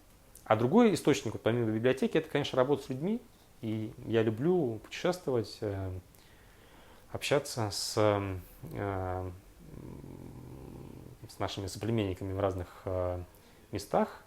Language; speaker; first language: Russian; native; Russian